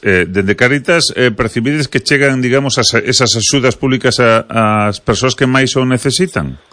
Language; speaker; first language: Galician; non-native, local second language; Spanish